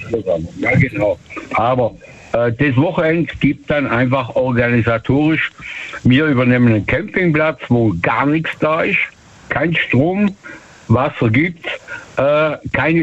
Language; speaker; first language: German; native; German